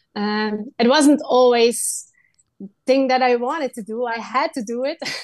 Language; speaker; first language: English; non-native, learner; Dutch